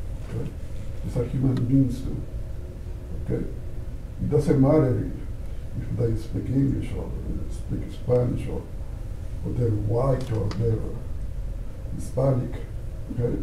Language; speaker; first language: English; non-native, fluent; Spanish